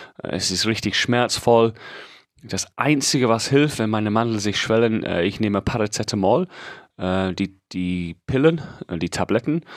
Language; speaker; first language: German; non-native, fluent; English